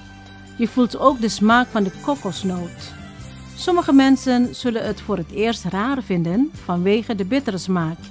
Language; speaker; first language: Dutch; non-native, fluent; Indonesian